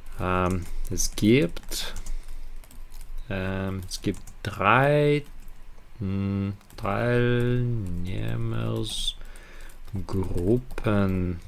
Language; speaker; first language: German; non-native, learner; Ukrainian